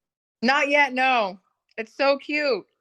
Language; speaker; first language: English; native; English